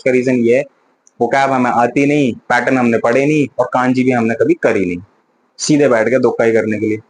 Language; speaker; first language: Hindi; native; Hindi